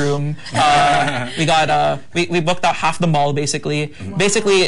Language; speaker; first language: English; non-native, local second language; Hiligaynon